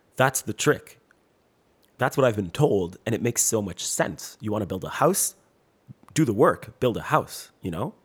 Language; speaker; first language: English; non-native, fluent; French